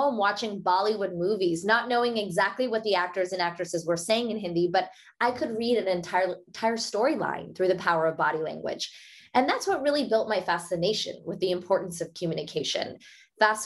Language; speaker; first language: English; early bilingual, other home language; Hindi